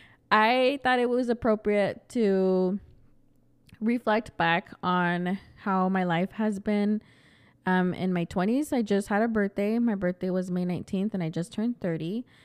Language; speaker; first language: English; early bilingual, other home language; Spanish